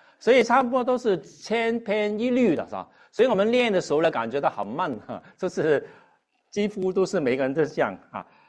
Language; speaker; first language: Chinese; non-native, local second language; Cantonese